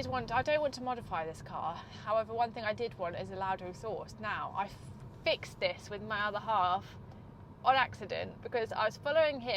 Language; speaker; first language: English; native; English